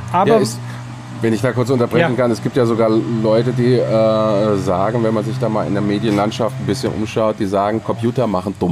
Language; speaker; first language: German; native; German